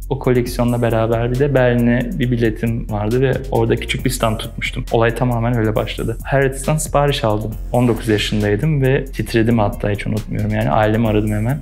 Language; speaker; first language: Turkish; early bilingual, heritage; Turkish